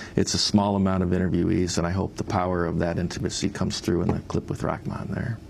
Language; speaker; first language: English; native; English